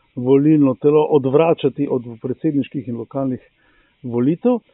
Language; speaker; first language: Slovenian; native; Slovenian